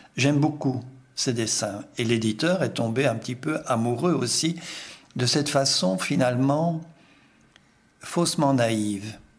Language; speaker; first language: French; non-native, local second language; Dutch